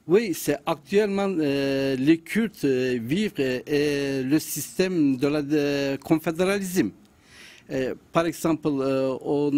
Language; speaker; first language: French; non-native, learner; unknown